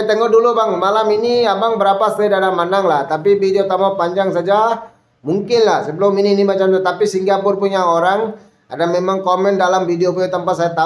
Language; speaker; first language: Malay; non-native, fluent; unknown